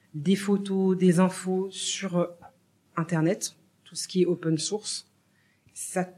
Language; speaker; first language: French; native; French